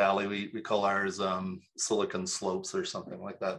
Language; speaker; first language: English; native; English